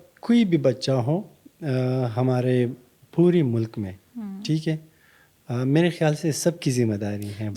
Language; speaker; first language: Urdu; non-native, local second language; Pashto